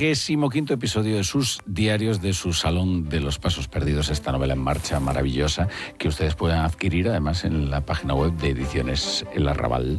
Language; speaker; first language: Spanish; native; Spanish